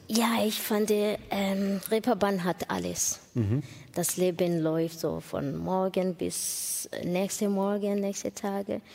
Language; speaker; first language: German; non-native, learner; Kinyarwanda